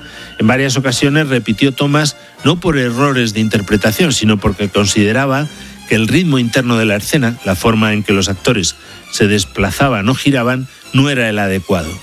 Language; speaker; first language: Spanish; native; Spanish